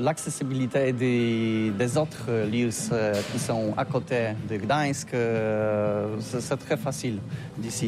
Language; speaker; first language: French; non-native, learner; Polish